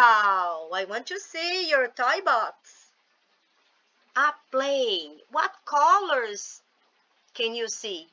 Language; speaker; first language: English; non-native, fluent; Portuguese